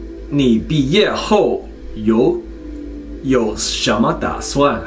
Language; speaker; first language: Chinese; non-native, learner; English